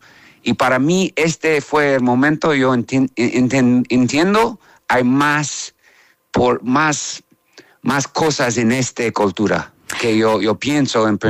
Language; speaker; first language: Spanish; non-native, learner; English